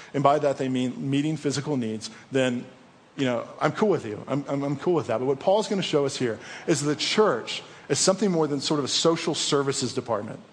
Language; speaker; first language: English; native; English